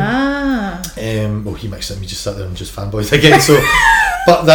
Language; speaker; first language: English; native; English